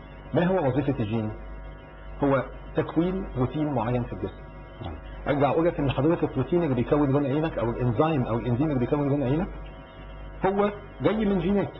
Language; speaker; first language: Arabic; native; Arabic